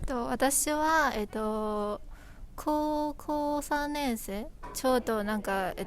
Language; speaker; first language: Japanese; non-native, fluent; Chinese